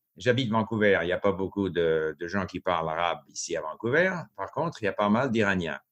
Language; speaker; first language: French; non-native, local second language; English